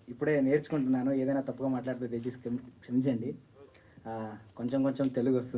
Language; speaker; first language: Telugu; non-native, learner; Kannada